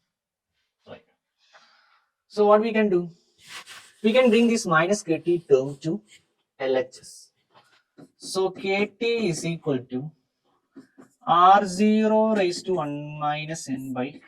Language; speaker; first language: English; non-native, local second language; Malayalam